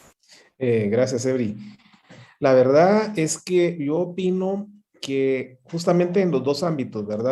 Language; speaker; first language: Spanish; native; Spanish